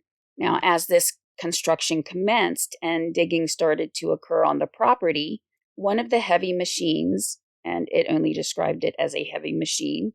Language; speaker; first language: English; native; English